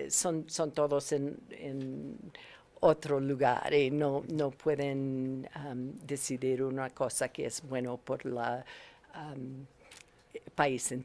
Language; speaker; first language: Spanish; non-native, learner; English